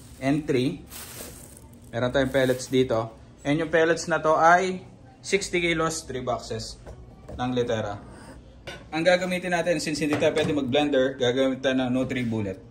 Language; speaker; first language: Filipino; non-native, local second language; Iloko